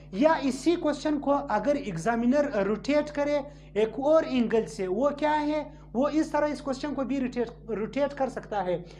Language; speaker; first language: Urdu; non-native, local second language; Pashto